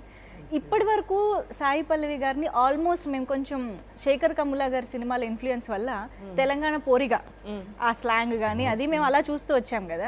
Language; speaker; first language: Telugu; native; Telugu